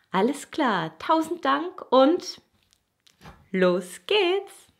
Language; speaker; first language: German; native; German